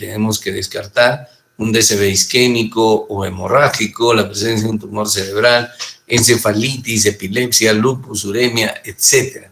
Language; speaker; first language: Spanish; native; Spanish